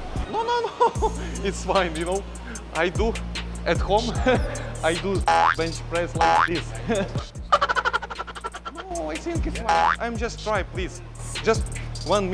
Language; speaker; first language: English; non-native, learner; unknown